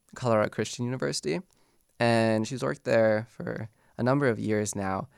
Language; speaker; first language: English; native; English